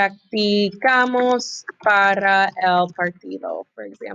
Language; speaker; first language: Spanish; non-native, fluent; English